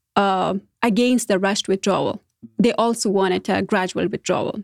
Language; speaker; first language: English; non-native, fluent; Persian